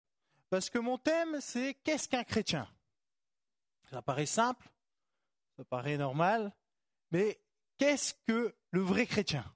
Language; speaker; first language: French; native; French